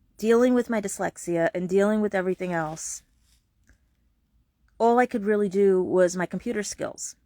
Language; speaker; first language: English; native; English